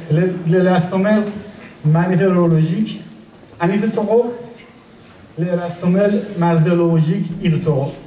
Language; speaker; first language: French; non-native, learner; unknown